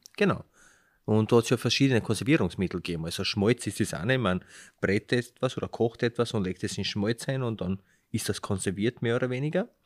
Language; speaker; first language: German; early bilingual, other home language; Slovenian